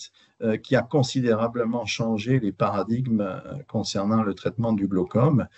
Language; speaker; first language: French; native; French